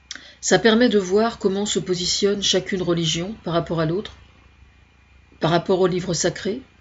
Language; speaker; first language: French; native; French